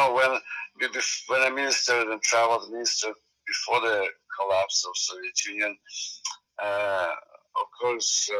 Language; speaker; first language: English; non-native, fluent; Ukrainian